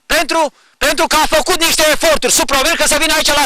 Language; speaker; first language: Romanian; native; Romanian